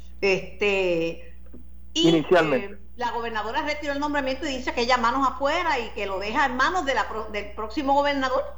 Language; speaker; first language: Spanish; native; Spanish